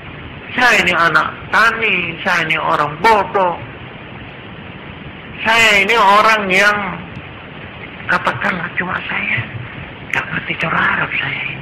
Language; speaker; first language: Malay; non-native, local second language; Javanese